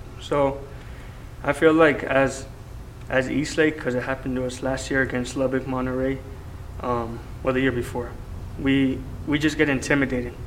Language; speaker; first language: English; native; English